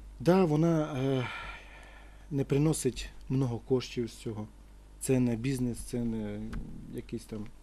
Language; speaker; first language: Ukrainian; non-native, local second language; Romany